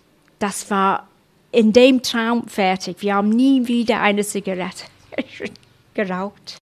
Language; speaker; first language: German; non-native, fluent; English